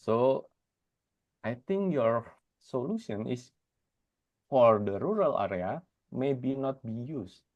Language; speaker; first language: English; non-native, fluent; Indonesian